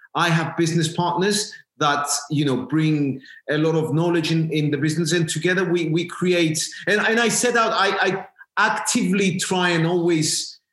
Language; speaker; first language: English; non-native, fluent; Greek